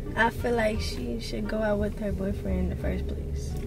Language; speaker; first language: English; native; English